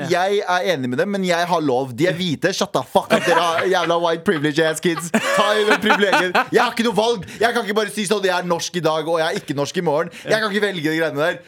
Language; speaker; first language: Norwegian; early bilingual, other home language; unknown